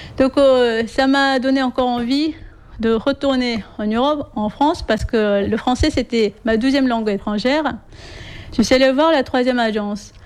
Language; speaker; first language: French; non-native, fluent; Korean